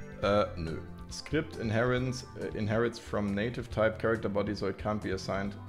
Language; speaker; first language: English; non-native, fluent; German